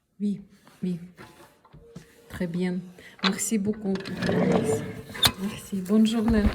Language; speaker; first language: French; non-native, learner; Ukrainian